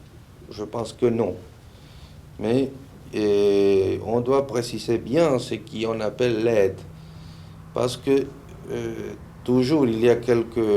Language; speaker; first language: French; non-native, fluent; Spanish